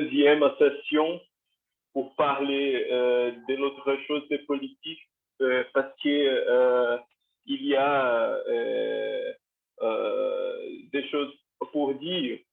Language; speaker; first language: French; non-native, learner; Portuguese